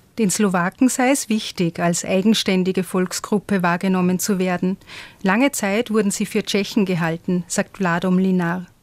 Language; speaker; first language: German; native; German